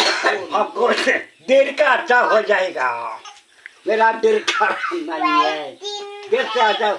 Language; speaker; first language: Hindi; non-native, local second language; Karbi